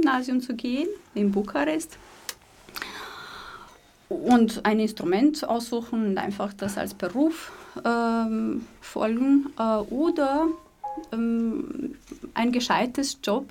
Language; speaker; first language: German; native; German